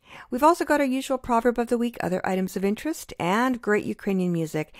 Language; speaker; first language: English; native; English